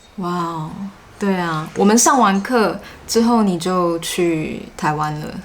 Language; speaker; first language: Chinese; native; Chinese